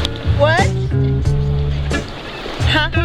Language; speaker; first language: English; native; English